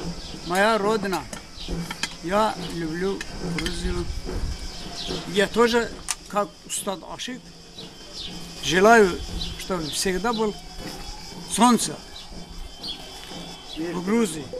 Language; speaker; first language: Russian; non-native, local second language; Azerbaijani